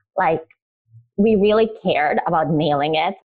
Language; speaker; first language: English; early bilingual, other home language; Italian